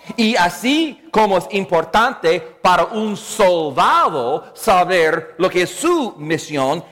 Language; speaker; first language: Spanish; non-native, fluent; English